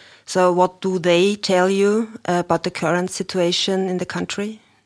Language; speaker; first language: English; non-native, fluent; German